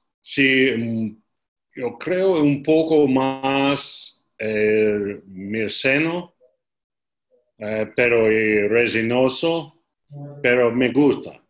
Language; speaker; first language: Spanish; non-native, learner; English